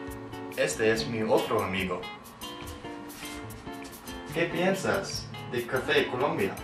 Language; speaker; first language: Spanish; non-native, learner; English